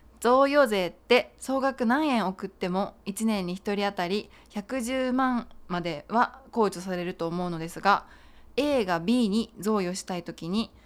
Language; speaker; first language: Japanese; native; Japanese